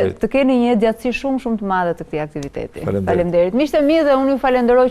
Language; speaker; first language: Albanian; native; Albanian